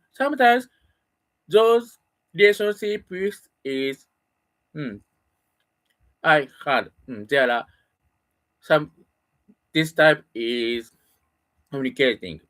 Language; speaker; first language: English; non-native, learner; Japanese